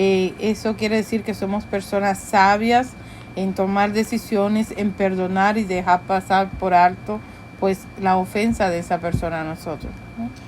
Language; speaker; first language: Spanish; early bilingual, heritage; Spanish